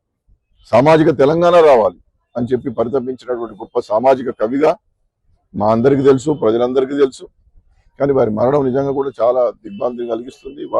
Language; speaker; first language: Telugu; native; Telugu